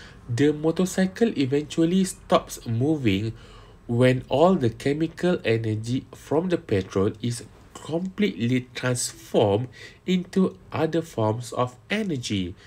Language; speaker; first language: English; non-native, local second language; Malay